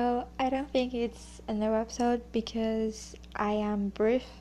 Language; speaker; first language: English; non-native, learner; Portuguese